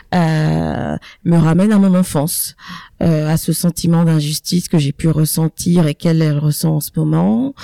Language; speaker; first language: French; early bilingual, other home language; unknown